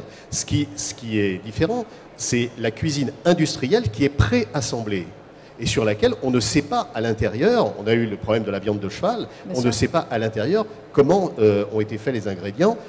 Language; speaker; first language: French; native; French